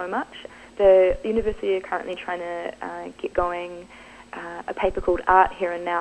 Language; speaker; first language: English; native; English